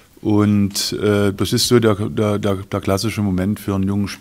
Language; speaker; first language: German; native; German